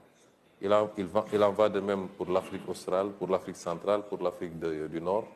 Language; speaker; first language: French; non-native, local second language; Wolof